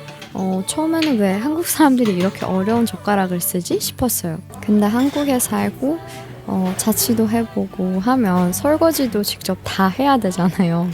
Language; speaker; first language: Korean; non-native, fluent; Persian